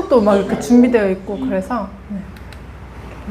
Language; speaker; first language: Korean; native; Korean